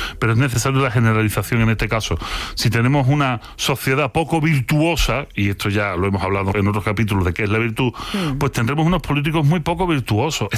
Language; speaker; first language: Spanish; native; Spanish